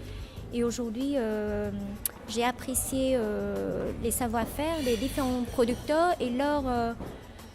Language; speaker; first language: French; non-native, fluent; Vietnamese